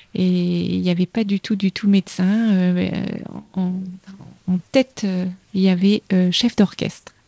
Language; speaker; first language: French; native; French